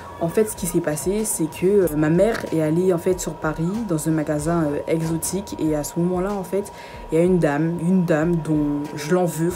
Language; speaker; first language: French; early bilingual, other home language; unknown